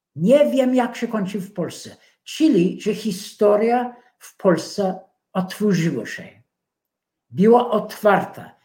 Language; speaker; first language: Polish; non-native, fluent; English